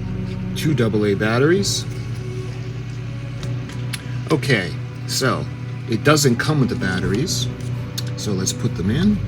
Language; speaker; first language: English; native; English